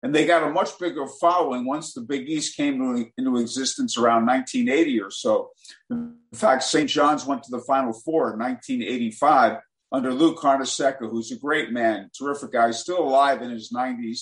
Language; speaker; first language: English; native; English